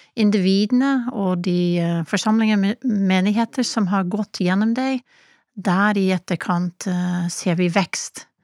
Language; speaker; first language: Norwegian; non-native, fluent; English